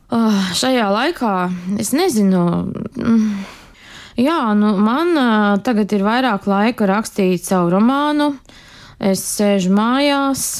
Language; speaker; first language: Latvian; native; Latvian